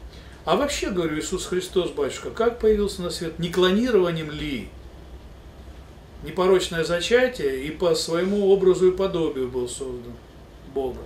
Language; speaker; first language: Russian; native; Russian